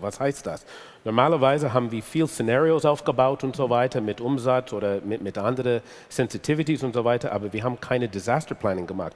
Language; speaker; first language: German; non-native, fluent; English